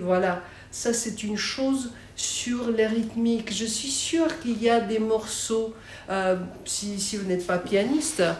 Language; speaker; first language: French; non-native, fluent; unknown